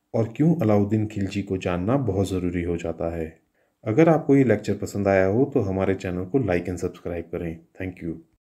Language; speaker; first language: Hindi; native; Hindi